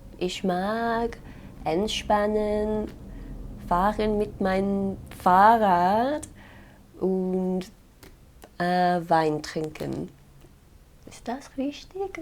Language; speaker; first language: German; non-native, learner; English